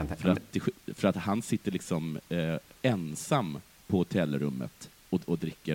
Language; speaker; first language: Swedish; native; Swedish